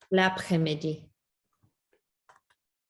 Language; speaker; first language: French; non-native, learner; Spanish